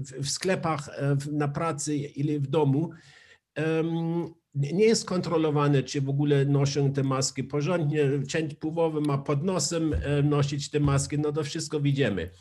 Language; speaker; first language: Polish; non-native, learner; German